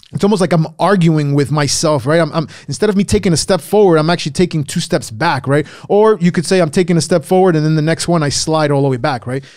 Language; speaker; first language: English; early bilingual, other home language; Spanish